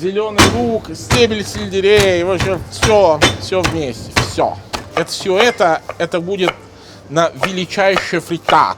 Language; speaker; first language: Russian; non-native, fluent; Italian